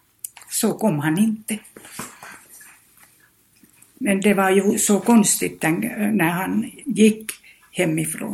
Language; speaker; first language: Swedish; non-native, fluent; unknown